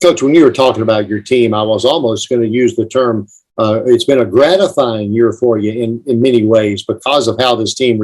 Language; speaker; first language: English; native; English